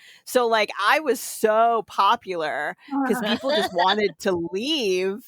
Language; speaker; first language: English; native; English